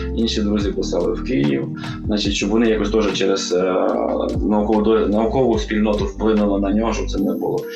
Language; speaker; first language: Ukrainian; native; Ukrainian